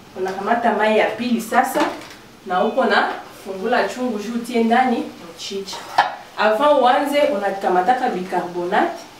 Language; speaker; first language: Swahili; native; Swahili